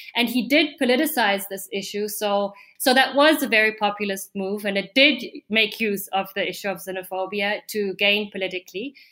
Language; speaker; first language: English; non-native, fluent; German